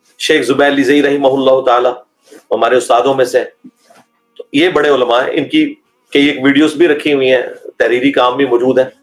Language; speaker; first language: Urdu; non-native, local second language; Punjabi